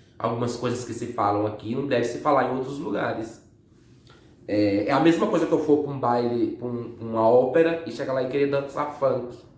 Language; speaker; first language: Portuguese; native; Portuguese